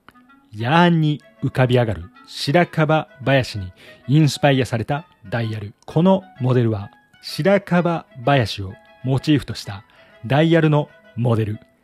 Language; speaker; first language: Japanese; native; Japanese